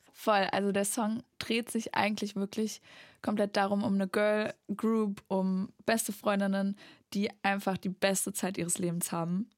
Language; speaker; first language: German; native; German